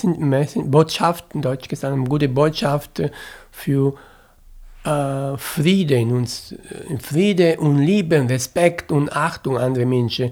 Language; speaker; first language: German; non-native, fluent; Italian